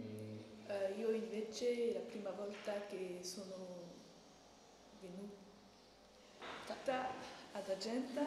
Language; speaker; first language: Italian; non-native, learner; French